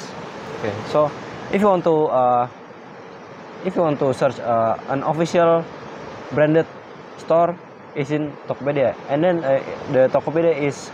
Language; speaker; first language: English; non-native, learner; Indonesian